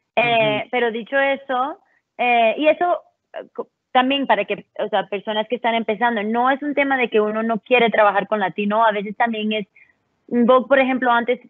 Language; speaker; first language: Spanish; early bilingual, heritage; Spanish